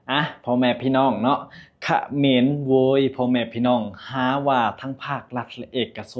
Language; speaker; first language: Thai; non-native, local second language; Lao